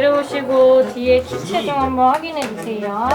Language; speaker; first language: Korean; native; Korean